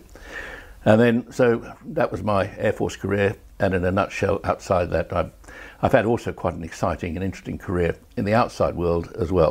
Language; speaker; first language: English; native; English